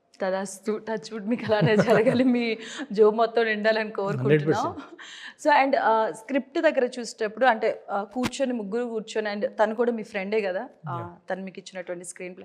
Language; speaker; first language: Telugu; native; Telugu